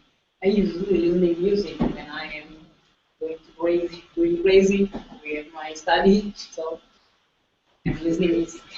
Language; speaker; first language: English; non-native, learner; Indonesian